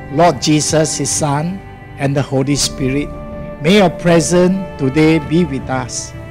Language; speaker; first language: English; non-native, local second language; Chinese